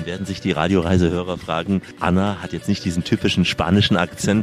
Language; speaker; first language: German; native; German